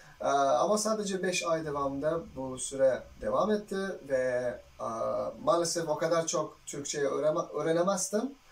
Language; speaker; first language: Turkish; non-native, fluent; Uzbek